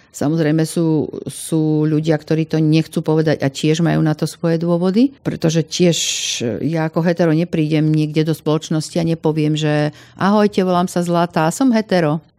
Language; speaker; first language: Slovak; native; Slovak